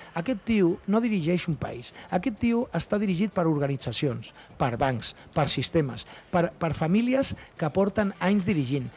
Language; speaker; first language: Catalan; non-native, local second language; Spanish